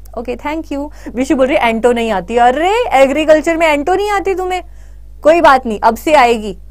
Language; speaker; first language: Hindi; native; Hindi